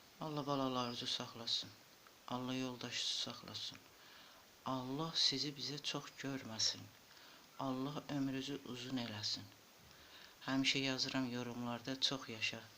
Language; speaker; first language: Azerbaijani; native; Azerbaijani